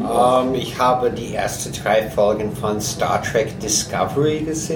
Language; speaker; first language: German; non-native, fluent; English